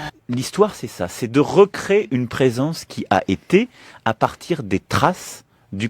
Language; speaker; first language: French; native; French